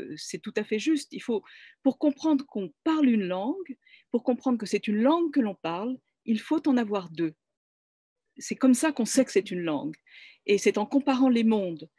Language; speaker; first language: French; native; French